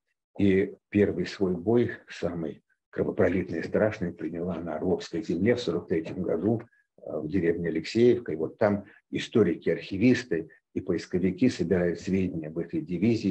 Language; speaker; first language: Russian; native; Russian